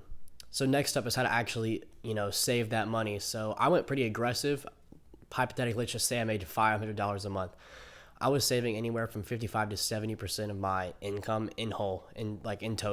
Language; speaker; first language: English; native; English